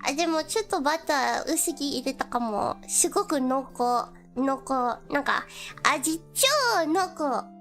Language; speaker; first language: Japanese; non-native, learner; English